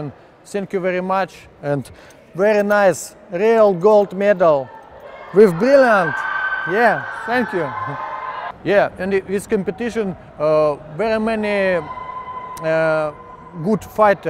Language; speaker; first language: English; non-native, learner; Russian